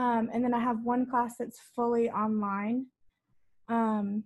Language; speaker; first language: English; native; English